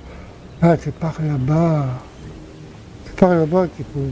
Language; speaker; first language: French; native; French